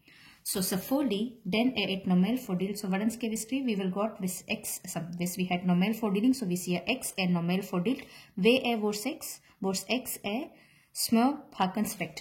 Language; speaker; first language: Danish; non-native, learner; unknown